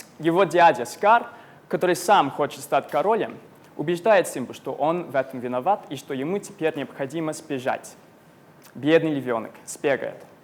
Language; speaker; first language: Russian; non-native, fluent; English